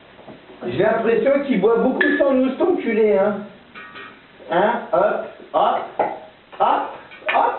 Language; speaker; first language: French; native; French